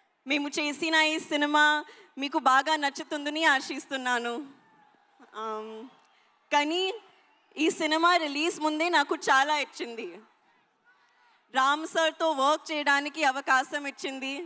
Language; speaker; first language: Telugu; non-native, learner; Hindi